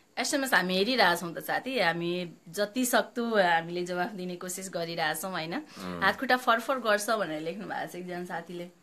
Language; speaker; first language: Nepali; native; Nepali